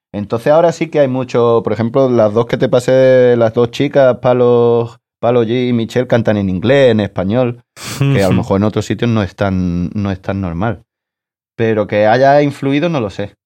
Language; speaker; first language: Spanish; native; Spanish